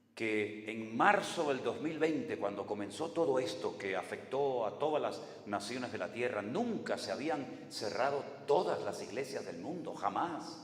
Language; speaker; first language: Spanish; native; Spanish